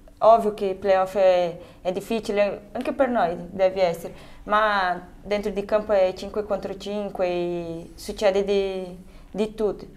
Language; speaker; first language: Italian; non-native, fluent; Portuguese